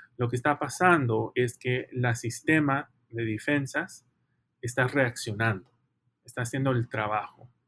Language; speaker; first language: Spanish; early bilingual, heritage; Spanish